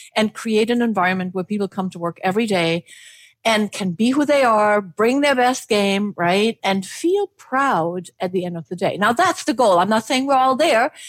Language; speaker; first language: English; non-native, fluent; German